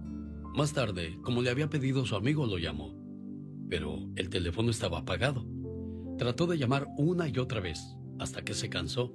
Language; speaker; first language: Spanish; native; Spanish